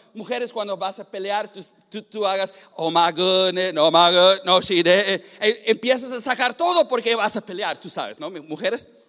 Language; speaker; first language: Spanish; non-native, fluent; English